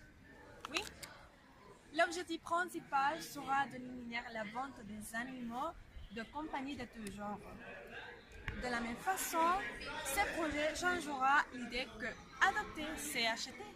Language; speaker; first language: French; non-native, learner; Spanish